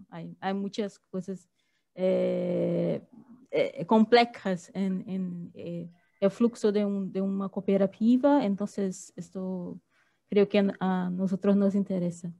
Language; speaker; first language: Spanish; non-native, fluent; Portuguese